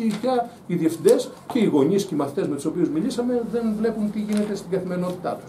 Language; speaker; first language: Greek; native; Greek